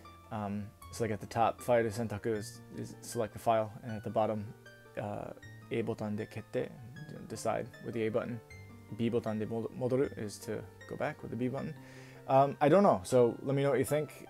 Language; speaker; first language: English; native; English